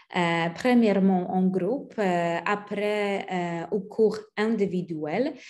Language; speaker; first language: French; non-native, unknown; Polish